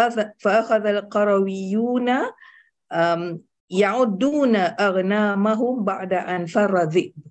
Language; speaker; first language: Arabic; non-native, learner; Malay